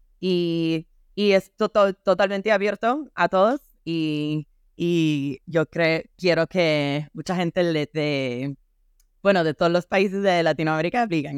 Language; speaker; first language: Spanish; non-native, fluent; English